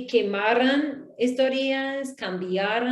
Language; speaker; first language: Spanish; non-native, learner; English